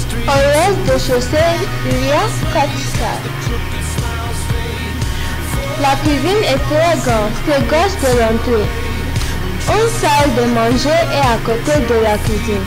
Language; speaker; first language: French; non-native, learner; English